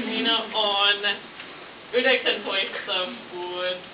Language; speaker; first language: Finnish; non-native, learner; English